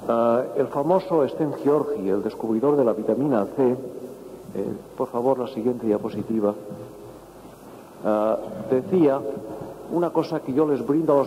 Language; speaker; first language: Spanish; native; Spanish